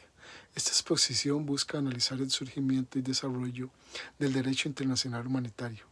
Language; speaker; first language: Spanish; native; Spanish